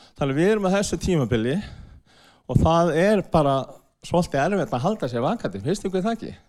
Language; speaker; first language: Icelandic; non-native, fluent; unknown